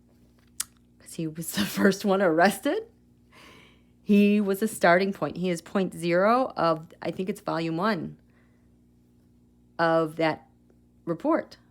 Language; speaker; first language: English; native; English